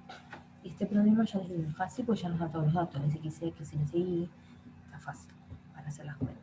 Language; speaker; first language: Spanish; native; Spanish